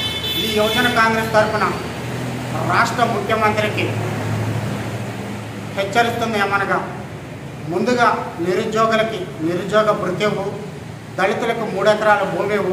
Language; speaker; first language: Telugu; native; Telugu